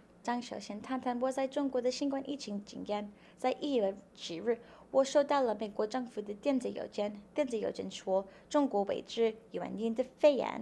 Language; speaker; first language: Chinese; non-native, learner; English